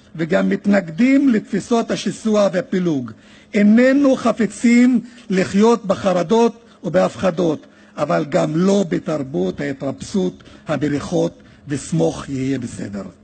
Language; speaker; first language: Hebrew; non-native, local second language; Arabic